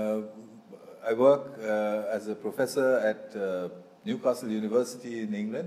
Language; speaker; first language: English; non-native, local second language; Bangla